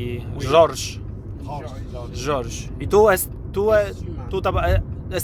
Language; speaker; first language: French; non-native, learner; Polish